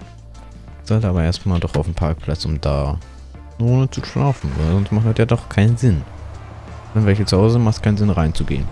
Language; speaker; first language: German; native; German